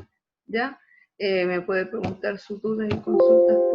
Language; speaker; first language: Spanish; native; Spanish